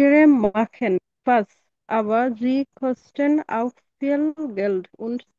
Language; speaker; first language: German; non-native, learner; Bangla